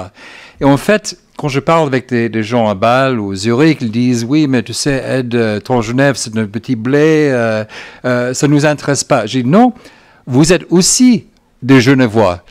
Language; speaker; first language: French; non-native, fluent; English